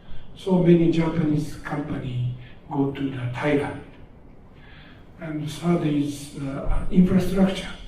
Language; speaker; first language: English; non-native, learner; Japanese